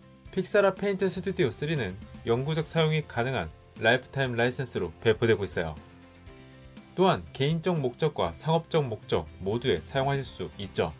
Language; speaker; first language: Korean; native; Korean